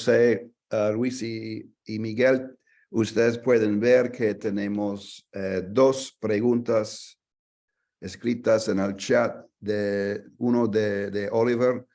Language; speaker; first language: Spanish; non-native, fluent; English